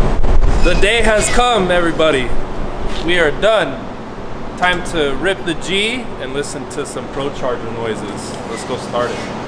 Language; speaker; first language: English; native; English